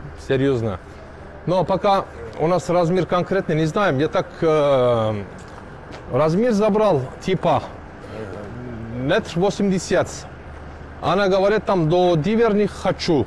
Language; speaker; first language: Russian; non-native, learner; Turkish